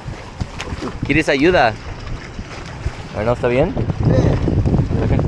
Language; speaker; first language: Spanish; non-native, learner; English